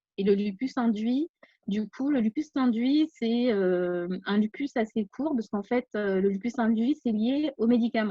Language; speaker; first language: French; native; French